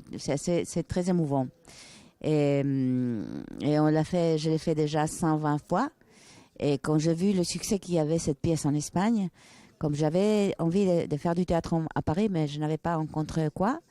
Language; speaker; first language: French; non-native, fluent; Spanish